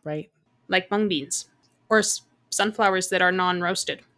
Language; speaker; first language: English; native; English